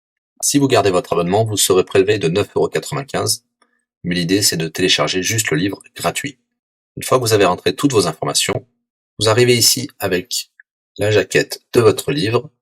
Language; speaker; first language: French; native; French